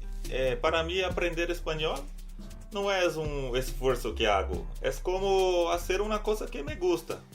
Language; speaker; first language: Spanish; non-native, learner; Portuguese